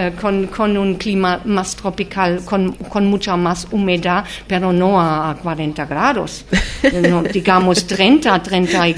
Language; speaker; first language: Spanish; non-native, fluent; German